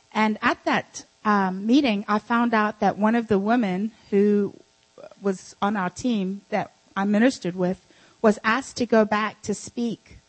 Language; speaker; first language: English; native; English